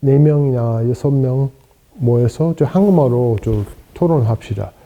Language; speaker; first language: Korean; non-native, fluent; English